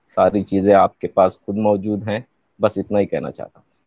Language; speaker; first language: Urdu; native; Urdu